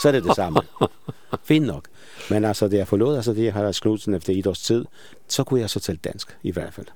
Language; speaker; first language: Danish; non-native, fluent; Polish